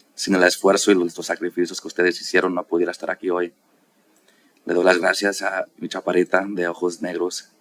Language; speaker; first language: Spanish; early bilingual, heritage; Spanish